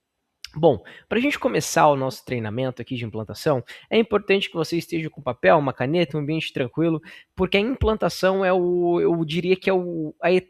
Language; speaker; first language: Portuguese; native; Portuguese